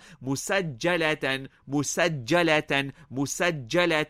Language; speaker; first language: Arabic; non-native, fluent; English